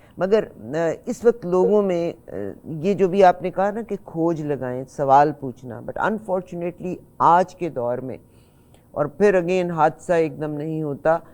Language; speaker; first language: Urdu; native; Urdu